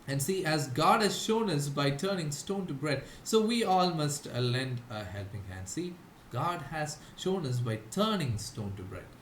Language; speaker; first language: English; non-native, local second language; Malayalam